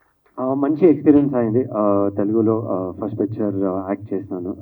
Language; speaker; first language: Telugu; non-native, learner; Kannada